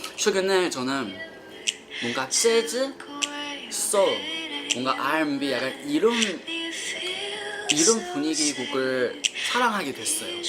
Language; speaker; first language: Korean; non-native, learner; Chinese